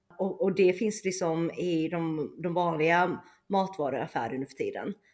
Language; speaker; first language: Swedish; early bilingual, other home language; Chinese